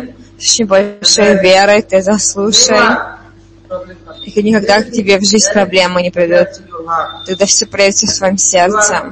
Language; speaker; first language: Russian; non-native, fluent; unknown